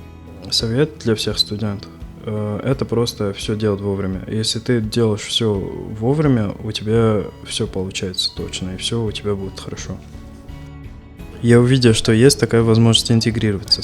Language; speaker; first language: Russian; non-native, fluent; Arabic